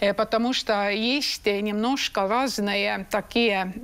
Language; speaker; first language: Russian; non-native, learner; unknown